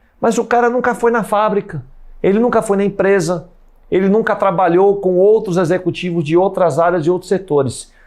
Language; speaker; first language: Portuguese; native; Portuguese